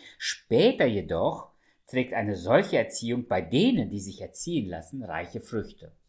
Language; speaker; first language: German; early bilingual, other home language; Russian